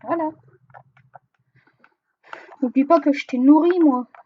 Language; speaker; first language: French; native; French